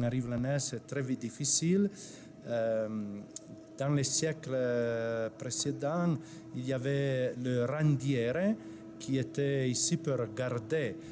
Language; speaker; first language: French; non-native, fluent; Italian